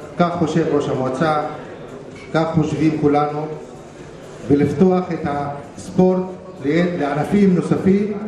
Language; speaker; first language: Hebrew; non-native, local second language; Arabic